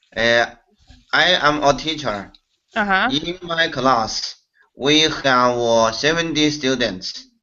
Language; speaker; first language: English; non-native, learner; Chinese